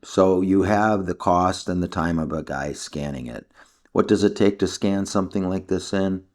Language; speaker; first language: English; native; English